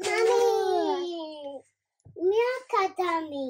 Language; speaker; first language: English; early bilingual, other home language; Romanian